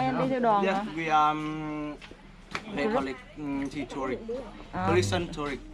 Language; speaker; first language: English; non-native, learner; Vietnamese